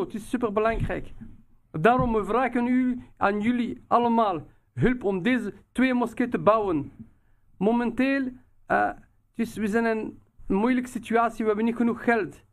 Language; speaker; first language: Dutch; non-native, fluent; Riffian